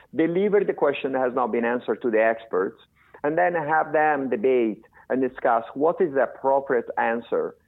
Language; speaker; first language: English; non-native, fluent; Italian